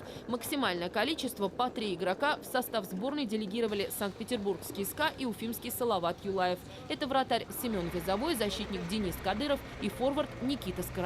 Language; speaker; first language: Russian; native; Russian